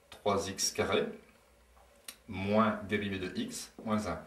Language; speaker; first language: French; native; French